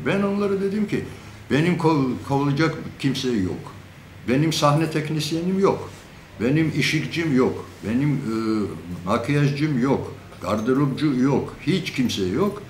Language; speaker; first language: Turkish; non-native, fluent; Georgian